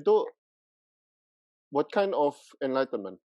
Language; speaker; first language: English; non-native, fluent; Indonesian